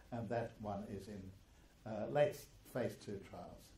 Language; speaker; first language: English; early bilingual, other home language; German